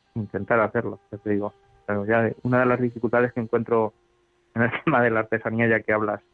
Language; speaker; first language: Spanish; native; Spanish